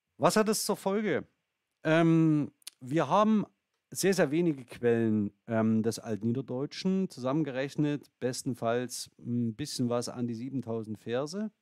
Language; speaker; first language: German; native; German